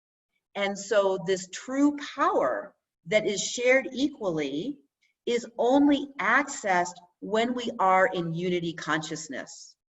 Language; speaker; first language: English; native; English